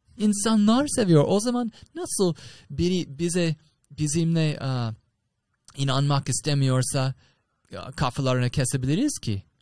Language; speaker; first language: Turkish; non-native, fluent; English